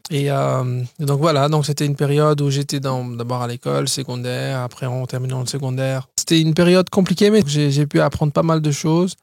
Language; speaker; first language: French; early bilingual, other home language; Portuguese